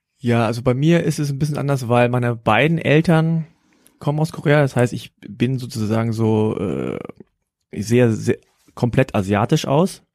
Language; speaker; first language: German; native; German